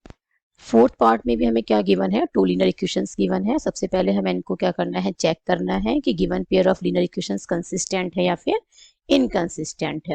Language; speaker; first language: Hindi; native; Hindi